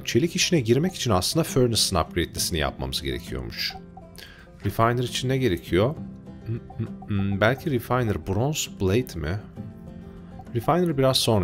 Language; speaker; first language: Turkish; native; Turkish